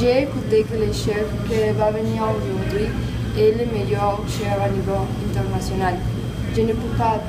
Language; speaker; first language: French; non-native, learner; Spanish